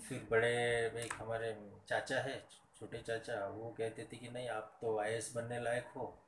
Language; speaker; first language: Hindi; non-native, local second language; Marathi